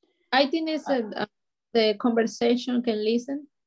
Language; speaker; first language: English; non-native, learner; Spanish